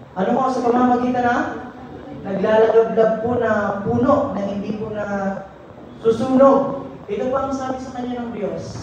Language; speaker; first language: Filipino; non-native, local second language; Cebuano